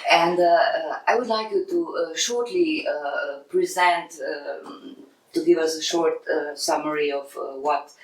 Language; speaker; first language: English; non-native, fluent; Slovenian